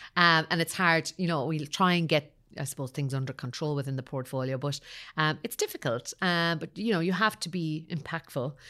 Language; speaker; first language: English; native; English